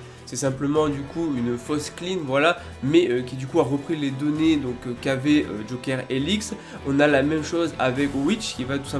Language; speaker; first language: French; native; French